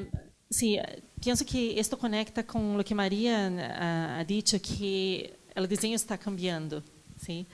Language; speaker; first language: Spanish; non-native, learner; Portuguese